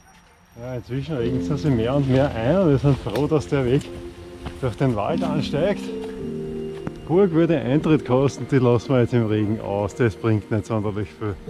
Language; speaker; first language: German; native; German